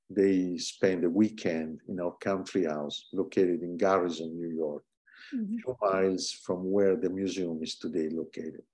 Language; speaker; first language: English; non-native, fluent; Italian